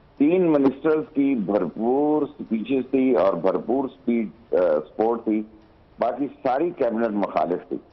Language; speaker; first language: Urdu; non-native, local second language; Punjabi